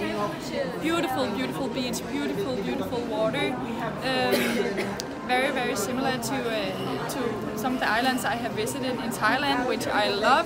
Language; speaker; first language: English; non-native, fluent; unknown